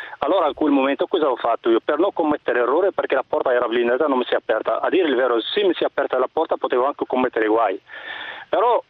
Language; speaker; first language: Italian; non-native, fluent; Arabic